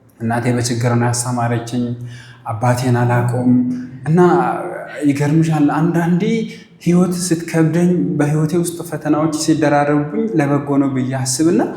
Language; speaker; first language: Amharic; non-native, local second language; Sebat Bet Gurage